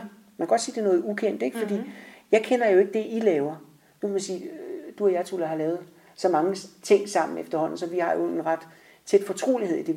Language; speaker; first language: Danish; native; Danish